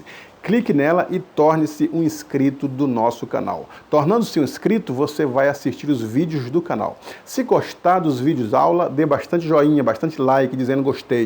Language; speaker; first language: Portuguese; native; Portuguese